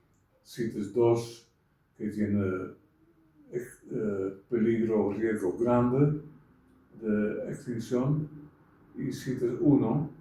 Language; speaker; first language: Spanish; non-native, fluent; Dutch